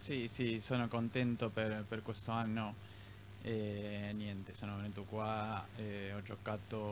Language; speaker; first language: Italian; non-native, fluent; Spanish